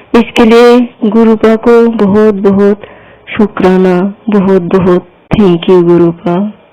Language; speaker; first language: Hindi; non-native, local second language; Bangla